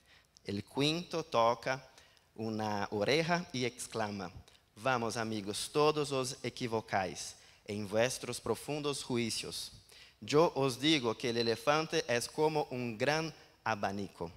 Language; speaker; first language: Spanish; non-native, learner; Portuguese